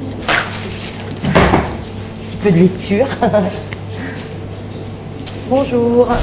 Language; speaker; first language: French; native; French